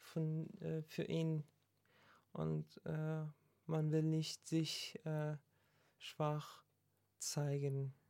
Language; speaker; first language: German; non-native, learner; Persian